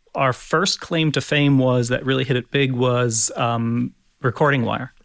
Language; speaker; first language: English; non-native, fluent; German